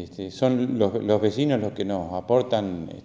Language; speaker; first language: Spanish; native; Spanish